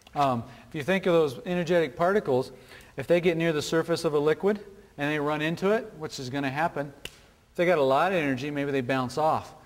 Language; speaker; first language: English; native; English